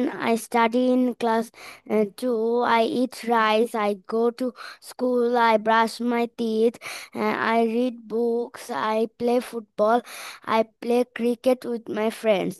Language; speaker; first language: English; non-native, learner; Bangla